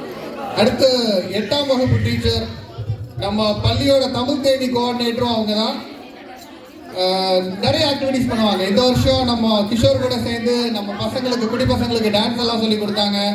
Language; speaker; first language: Tamil; native; Tamil